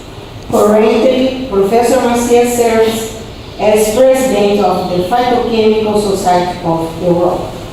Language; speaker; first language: English; non-native, fluent; Portuguese